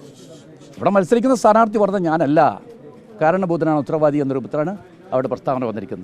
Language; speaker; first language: Malayalam; native; Malayalam